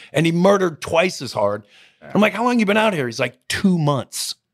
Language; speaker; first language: English; native; English